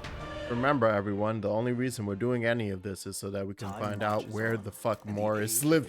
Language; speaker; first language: English; native; English